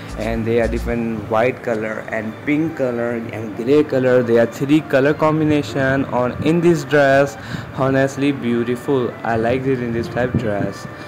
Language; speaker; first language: English; non-native, learner; Urdu